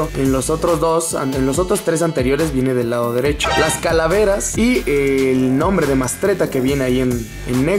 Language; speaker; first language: Spanish; native; Spanish